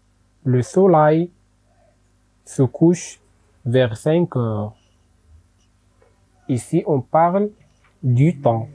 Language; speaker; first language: French; non-native, local second language; Arabic